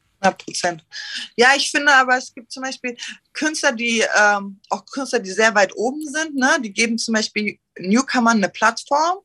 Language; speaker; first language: German; early bilingual, other home language; Turkish